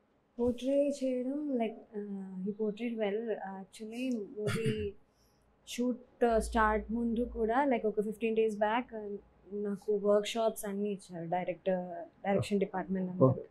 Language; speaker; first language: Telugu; non-native, learner; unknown